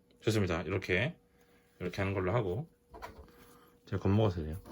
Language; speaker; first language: Korean; native; Korean